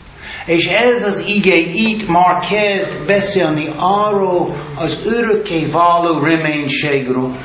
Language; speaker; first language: Hungarian; non-native, learner; English